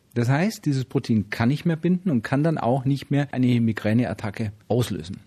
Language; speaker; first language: German; native; German